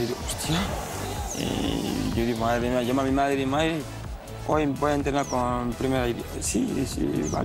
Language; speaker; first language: Spanish; non-native, fluent; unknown